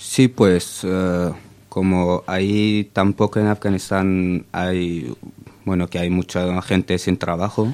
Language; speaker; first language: Spanish; non-native, fluent; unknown